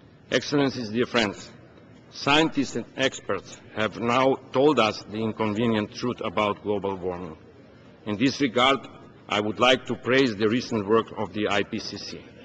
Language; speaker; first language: English; non-native, fluent; Macedonian